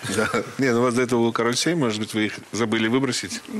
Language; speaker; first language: Russian; native; Russian